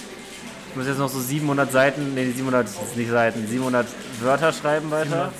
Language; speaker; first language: German; native; German